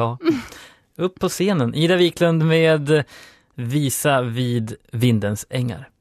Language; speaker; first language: Swedish; native; Swedish